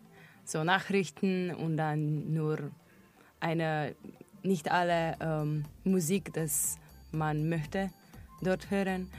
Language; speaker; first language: German; non-native, learner; Slovenian